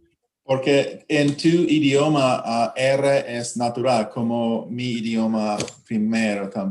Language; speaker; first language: Spanish; non-native, learner; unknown